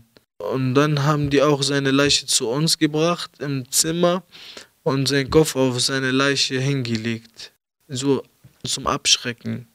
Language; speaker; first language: German; early bilingual, other home language; Arabic